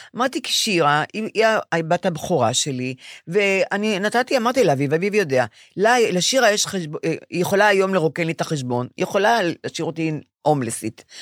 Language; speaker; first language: Hebrew; native; Hebrew